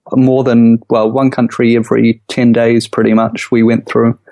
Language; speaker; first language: English; native; English